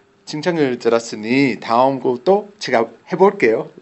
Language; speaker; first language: Korean; non-native, learner; English